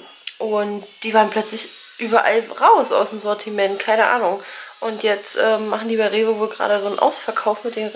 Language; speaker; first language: German; native; German